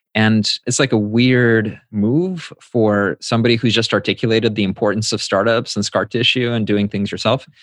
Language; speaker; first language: English; native; English